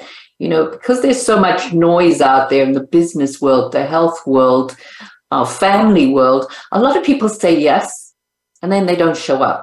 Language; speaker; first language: English; native; English